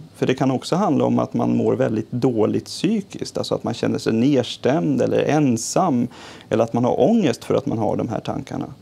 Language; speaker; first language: Swedish; native; Swedish